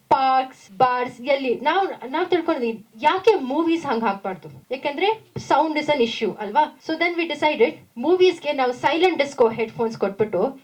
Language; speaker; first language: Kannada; non-native, local second language; Tamil